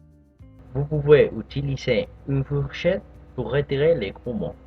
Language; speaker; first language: French; non-native, fluent; Spanish